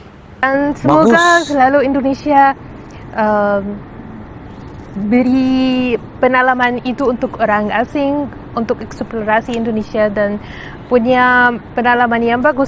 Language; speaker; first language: Indonesian; non-native, learner; Arabic